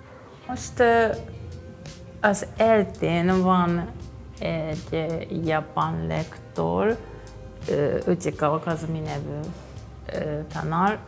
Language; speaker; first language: Hungarian; non-native, fluent; Japanese